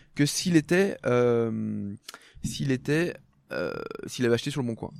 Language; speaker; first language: French; native; French